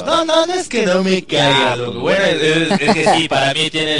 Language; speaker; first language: Spanish; native; Spanish